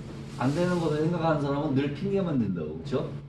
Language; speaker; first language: Korean; native; Korean